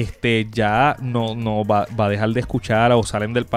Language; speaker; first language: Spanish; native; Spanish